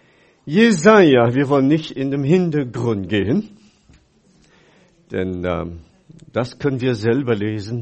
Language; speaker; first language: German; non-native, fluent; Chinese